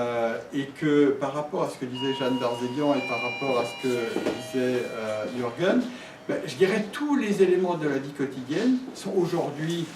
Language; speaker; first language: French; native; French